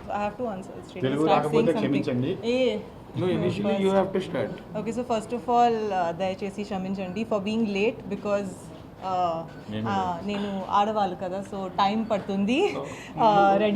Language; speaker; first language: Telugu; non-native, learner; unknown